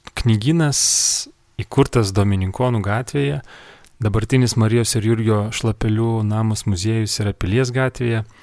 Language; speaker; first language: Lithuanian; native; Lithuanian